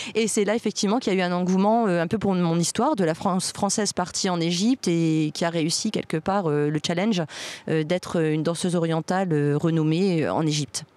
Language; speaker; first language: French; native; French